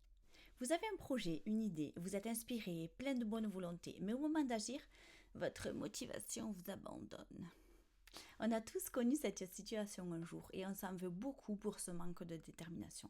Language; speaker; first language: French; native; French